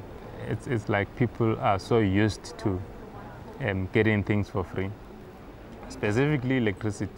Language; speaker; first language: English; non-native, local second language; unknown